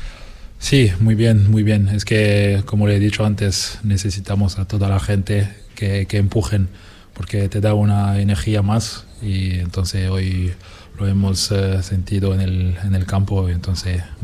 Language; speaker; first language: Spanish; non-native, fluent; French